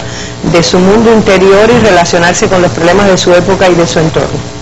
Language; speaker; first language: Spanish; native; Spanish